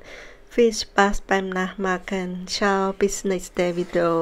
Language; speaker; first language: German; non-native, learner; Khmer